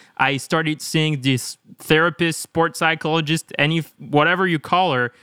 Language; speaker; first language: English; non-native, fluent; French